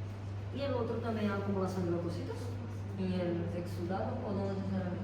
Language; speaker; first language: Spanish; non-native, learner; Portuguese